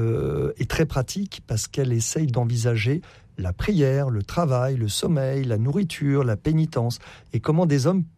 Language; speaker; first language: French; native; French